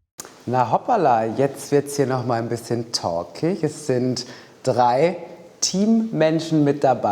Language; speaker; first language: German; native; German